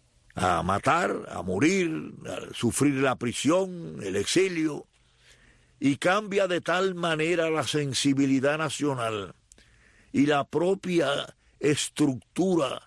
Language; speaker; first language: Spanish; native; Spanish